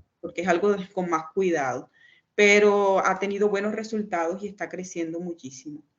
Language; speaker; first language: Spanish; native; Spanish